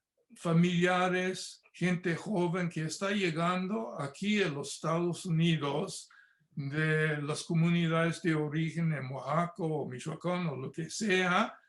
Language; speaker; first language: Spanish; non-native, fluent; English